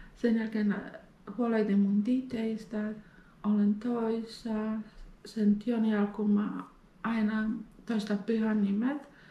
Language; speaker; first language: Finnish; non-native, fluent; Polish